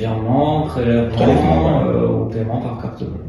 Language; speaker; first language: French; native; French